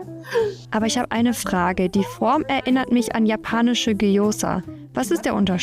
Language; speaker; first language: German; native; German